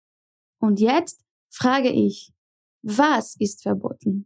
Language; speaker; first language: German; non-native, fluent; Portuguese